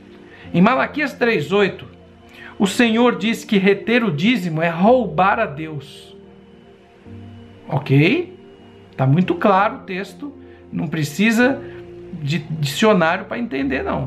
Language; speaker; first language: Portuguese; native; Portuguese